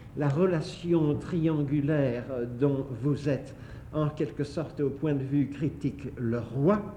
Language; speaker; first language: French; native; French